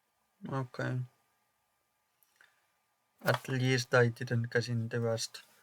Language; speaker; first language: English; non-native, fluent; Polish